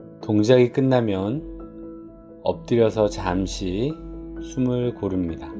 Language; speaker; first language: Korean; native; Korean